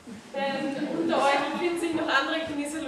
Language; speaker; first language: German; native; German